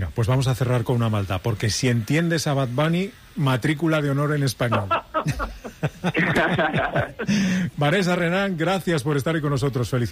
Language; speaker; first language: Spanish; native; Spanish